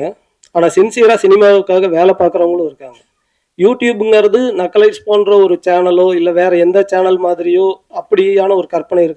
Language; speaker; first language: Tamil; native; Tamil